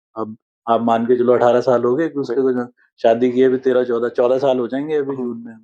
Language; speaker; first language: Hindi; native; Hindi